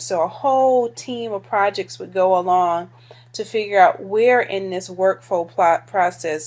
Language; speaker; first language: English; native; English